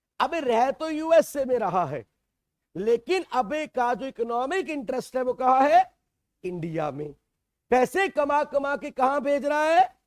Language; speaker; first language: Hindi; native; Hindi